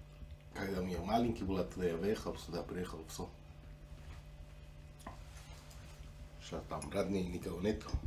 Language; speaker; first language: Russian; non-native, local second language; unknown